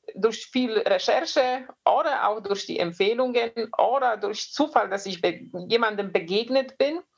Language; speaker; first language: German; non-native, fluent; Polish